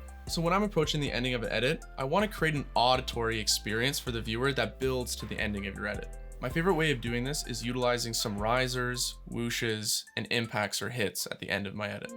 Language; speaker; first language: English; native; English